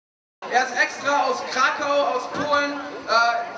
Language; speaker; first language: German; native; German